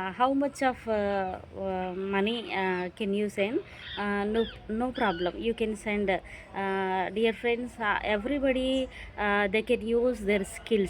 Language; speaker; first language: English; non-native, local second language; Telugu